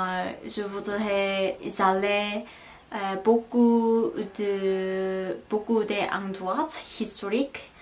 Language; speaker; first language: French; non-native, learner; Korean